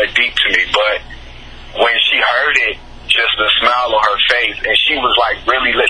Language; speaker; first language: English; native; English